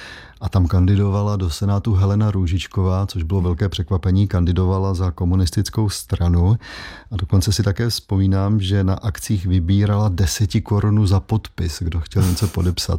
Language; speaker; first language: Czech; native; Czech